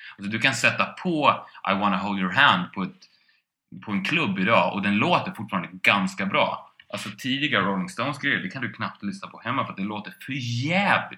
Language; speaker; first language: Swedish; native; Swedish